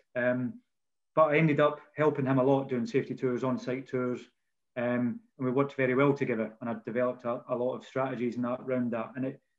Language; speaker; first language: English; native; English